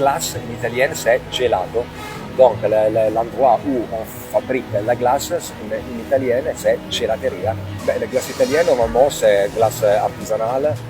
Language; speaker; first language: French; non-native, fluent; Italian